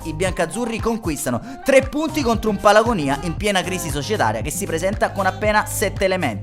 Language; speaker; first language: Italian; native; Italian